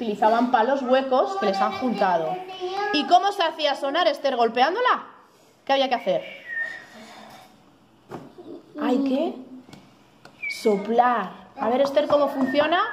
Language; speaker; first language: Spanish; native; Spanish